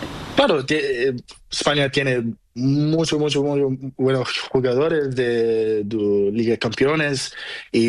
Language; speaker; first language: Spanish; non-native, learner; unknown